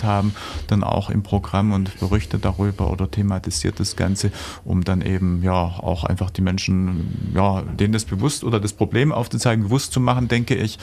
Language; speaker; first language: German; native; German